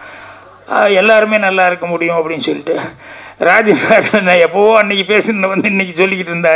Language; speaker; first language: Tamil; native; Tamil